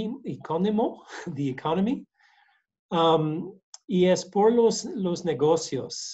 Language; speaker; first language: Spanish; non-native, learner; English